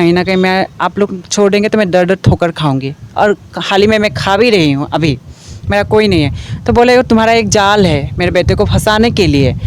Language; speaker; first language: Hindi; non-native, local second language; Assamese